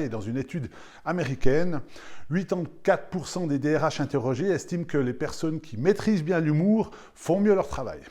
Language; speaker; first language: French; native; French